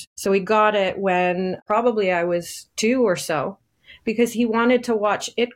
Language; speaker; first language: English; native; English